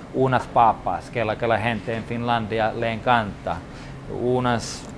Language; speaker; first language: Spanish; non-native, learner; Finnish